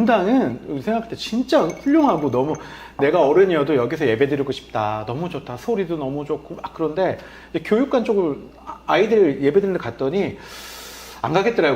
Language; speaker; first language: Korean; native; Korean